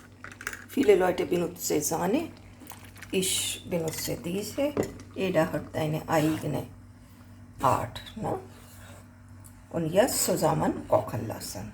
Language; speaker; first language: German; non-native, learner; Hindi